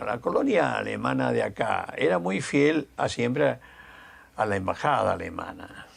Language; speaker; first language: Spanish; native; Spanish